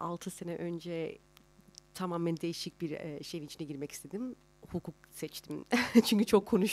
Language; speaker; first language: Turkish; early bilingual, heritage; Turkish